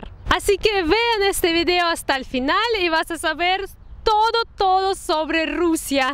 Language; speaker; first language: Spanish; non-native, fluent; Russian